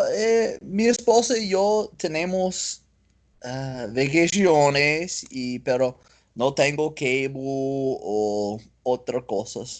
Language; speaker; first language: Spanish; non-native, learner; English